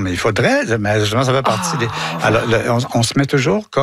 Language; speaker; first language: French; native; French